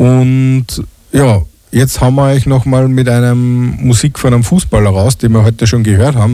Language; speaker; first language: German; native; German